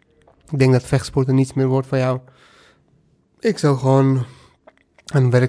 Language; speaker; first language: Dutch; non-native, fluent; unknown